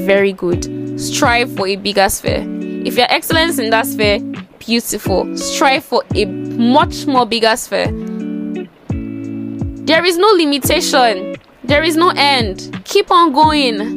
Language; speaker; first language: English; non-native, local second language; Yoruba